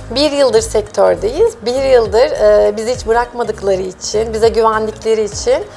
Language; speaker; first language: Turkish; native; Turkish